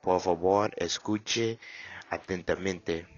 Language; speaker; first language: Spanish; non-native, learner; English